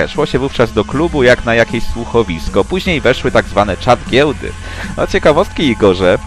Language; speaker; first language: Polish; native; Polish